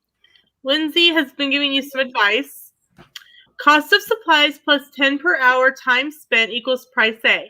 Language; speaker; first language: English; native; English